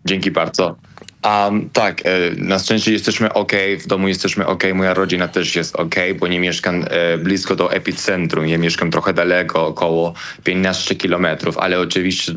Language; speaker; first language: Polish; non-native, learner; Spanish